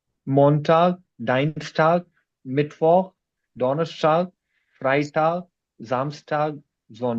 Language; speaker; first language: German; non-native, learner; Urdu